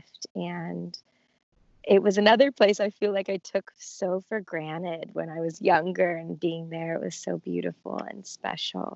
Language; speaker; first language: English; native; English